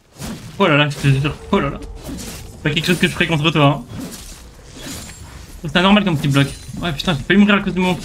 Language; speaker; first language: French; native; French